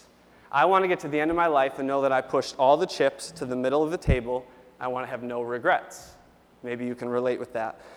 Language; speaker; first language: English; native; English